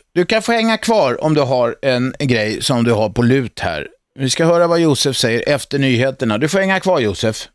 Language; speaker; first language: Swedish; native; Swedish